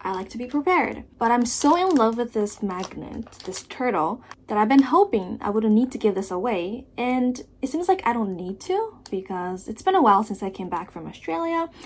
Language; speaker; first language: English; non-native, fluent; Japanese